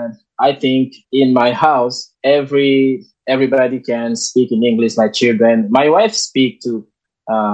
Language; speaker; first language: English; non-native, learner; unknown